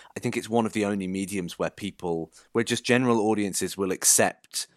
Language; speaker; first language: English; native; English